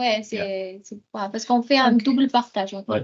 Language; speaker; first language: French; native; French